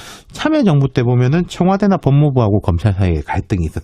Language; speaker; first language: Korean; native; Korean